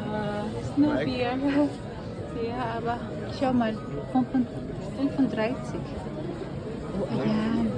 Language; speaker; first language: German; non-native, learner; Filipino